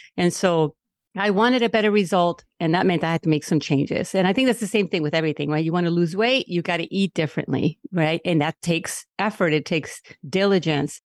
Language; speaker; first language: English; non-native, local second language; Spanish